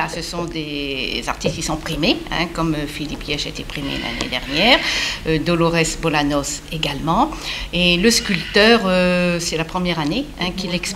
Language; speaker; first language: French; native; French